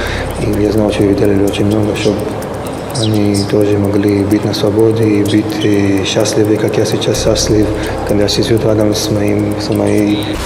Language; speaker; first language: Russian; early bilingual, heritage; Russian